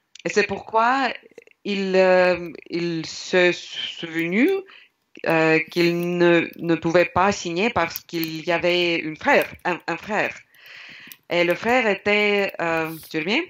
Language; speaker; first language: French; non-native, learner; Russian